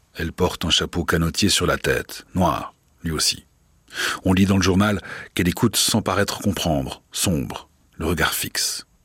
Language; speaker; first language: French; native; French